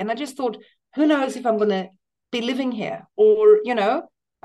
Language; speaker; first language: English; native; English